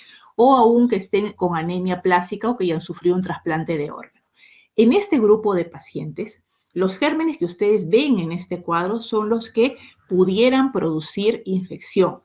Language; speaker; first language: Spanish; native; Spanish